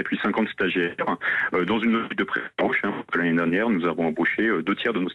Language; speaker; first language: French; native; French